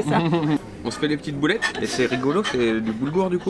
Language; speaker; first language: French; native; French